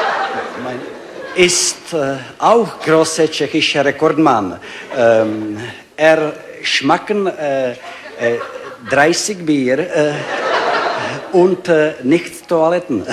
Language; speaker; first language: German; non-native, learner; Czech